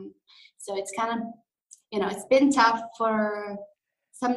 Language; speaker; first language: English; non-native, fluent; Arabic